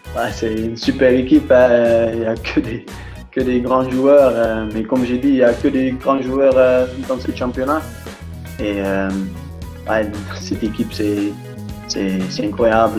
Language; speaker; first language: French; non-native, fluent; Dutch